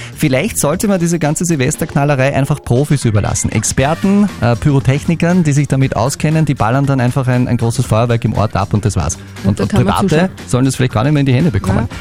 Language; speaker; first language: German; native; German